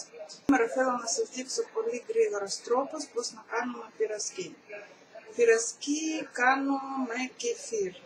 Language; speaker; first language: Greek; non-native, learner; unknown